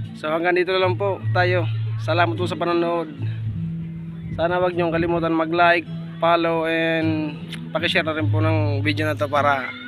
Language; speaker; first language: Filipino; native; Filipino